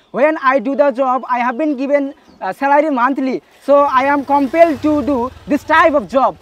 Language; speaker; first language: English; non-native, local second language; Bangla